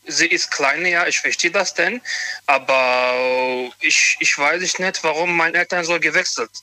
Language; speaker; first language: German; non-native, learner; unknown